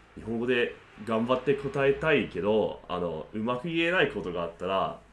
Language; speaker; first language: Japanese; non-native, learner; English